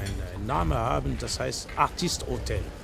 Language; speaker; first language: German; non-native, learner; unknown